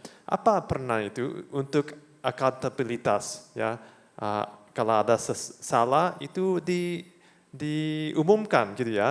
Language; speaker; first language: Indonesian; non-native, fluent; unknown